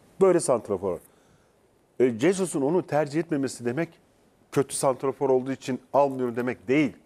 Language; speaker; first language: Turkish; native; Turkish